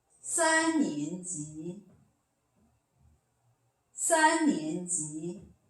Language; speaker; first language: Chinese; non-native, fluent; Korean